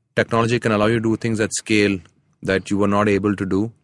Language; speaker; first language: English; non-native, local second language; Tamil